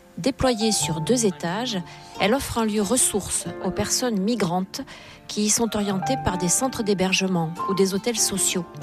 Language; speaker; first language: French; native; French